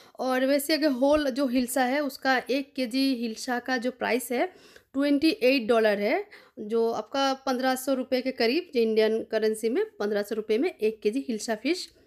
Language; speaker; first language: Hindi; non-native, local second language; Bangla